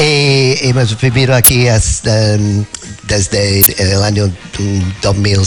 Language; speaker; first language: Spanish; non-native, learner; English